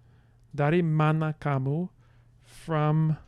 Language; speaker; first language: Indonesian; non-native, learner; English